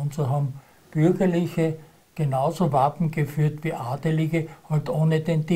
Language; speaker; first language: German; native; German